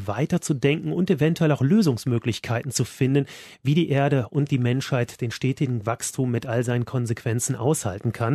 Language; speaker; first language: German; native; German